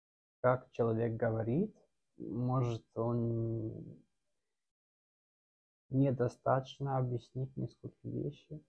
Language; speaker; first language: Russian; non-native, fluent; English